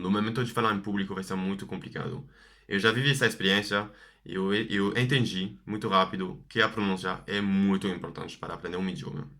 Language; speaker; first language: Portuguese; non-native, fluent; French